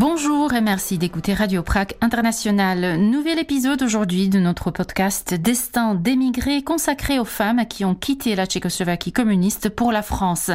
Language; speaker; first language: French; non-native, fluent; Czech